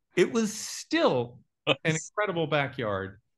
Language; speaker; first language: English; native; English